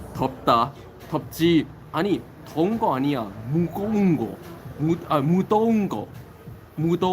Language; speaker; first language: Korean; non-native, fluent; English